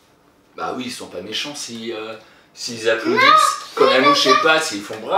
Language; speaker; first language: French; native; French